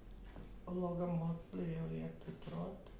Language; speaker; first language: Swedish; non-native, fluent; Portuguese